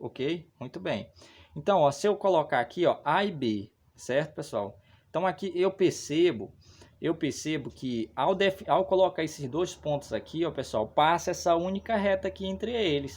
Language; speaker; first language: Portuguese; native; Portuguese